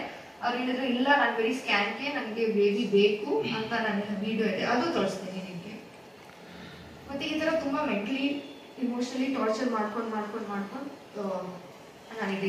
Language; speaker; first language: Kannada; non-native, local second language; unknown